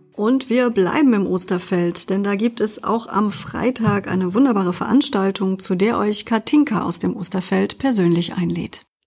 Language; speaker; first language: German; native; German